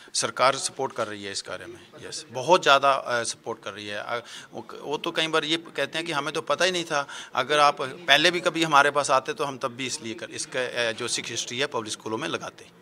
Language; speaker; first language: Hindi; non-native, local second language; Punjabi